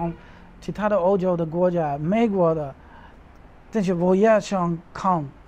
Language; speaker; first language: Chinese; non-native, learner; Dutch